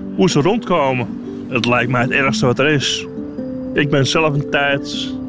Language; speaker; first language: Dutch; native; Dutch